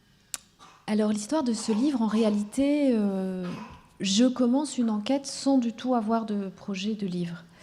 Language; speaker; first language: French; non-native, local second language; Kinyarwanda